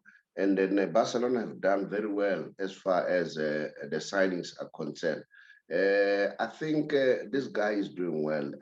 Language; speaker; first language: English; non-native, local second language; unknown